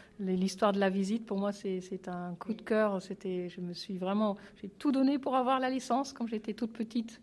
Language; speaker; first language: French; non-native, fluent; German